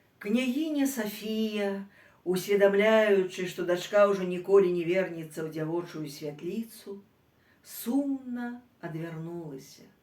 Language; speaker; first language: Belarusian; native; Belarusian